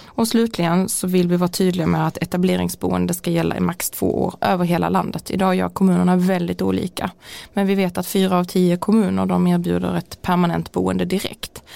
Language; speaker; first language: Swedish; native; Swedish